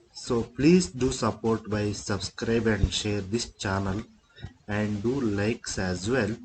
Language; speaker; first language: English; non-native, local second language; Kannada